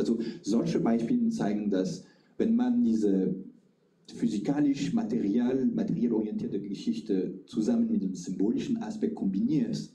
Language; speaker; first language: German; non-native, fluent; French